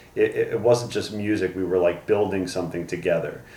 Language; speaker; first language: English; native; English